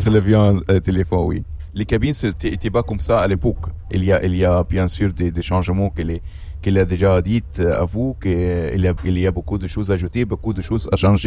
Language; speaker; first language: French; non-native, learner; Arabic